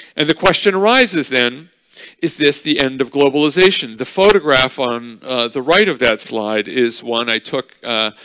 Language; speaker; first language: English; native; English